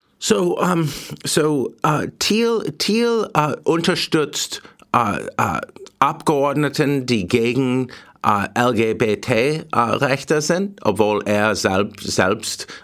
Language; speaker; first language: German; non-native, learner; English